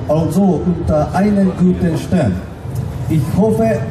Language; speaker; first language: German; non-native, fluent; Japanese